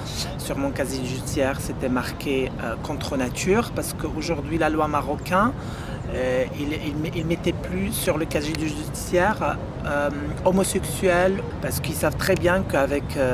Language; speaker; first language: French; non-native, local second language; Arabic